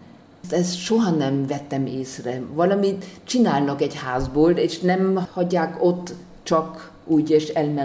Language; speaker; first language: Hungarian; non-native, fluent; German